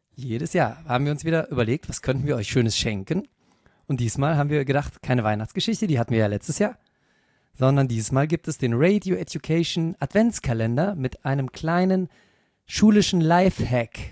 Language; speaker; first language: German; native; German